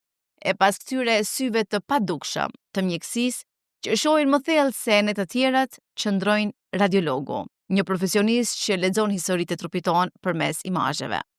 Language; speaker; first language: Albanian; native; Albanian